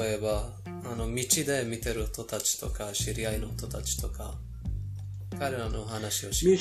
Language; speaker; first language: Japanese; non-native, fluent; Persian